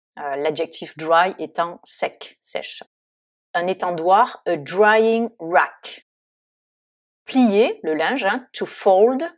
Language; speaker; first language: French; native; French